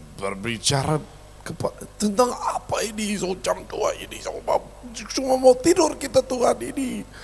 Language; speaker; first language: Indonesian; non-native, local second language; English